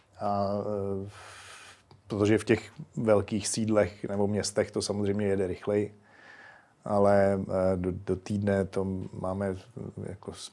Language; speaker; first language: Czech; native; Czech